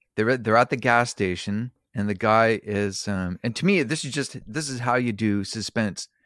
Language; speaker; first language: English; native; English